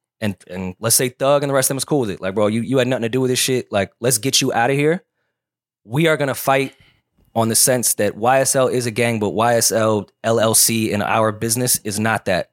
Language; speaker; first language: English; native; English